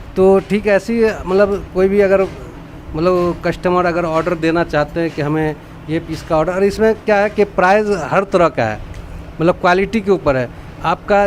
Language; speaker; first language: Hindi; native; Hindi